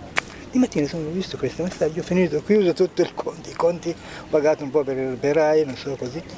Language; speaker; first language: Italian; non-native, fluent; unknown